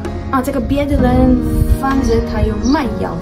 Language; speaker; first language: Chinese; non-native, learner; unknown